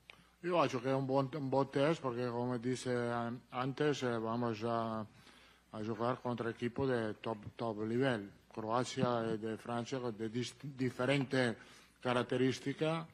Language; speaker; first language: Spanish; non-native, fluent; Italian